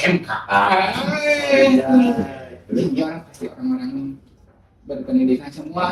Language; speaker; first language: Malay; non-native, local second language; Sundanese